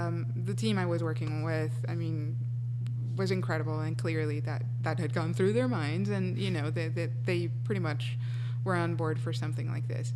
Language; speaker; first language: English; non-native, fluent; Spanish